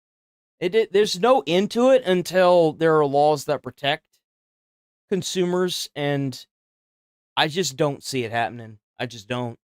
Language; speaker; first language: English; native; English